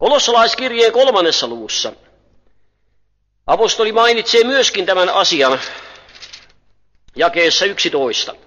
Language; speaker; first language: Finnish; native; Finnish